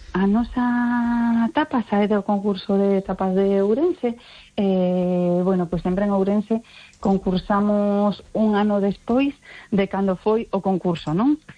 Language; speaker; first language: Galician; non-native, local second language; Spanish